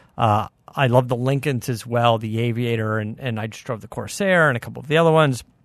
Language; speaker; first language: English; native; English